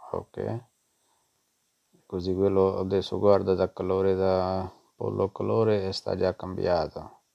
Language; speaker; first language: Italian; non-native, learner; Punjabi